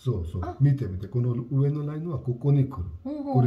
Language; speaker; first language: Japanese; non-native, learner; Hindi